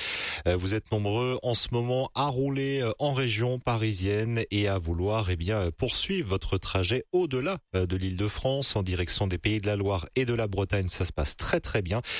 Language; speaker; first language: French; native; French